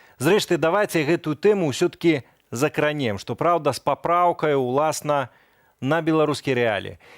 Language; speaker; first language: Belarusian; native; Belarusian